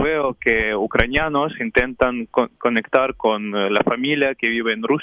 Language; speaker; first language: Spanish; non-native, fluent; Ukrainian